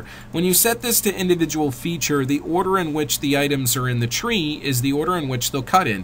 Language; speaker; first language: English; native; English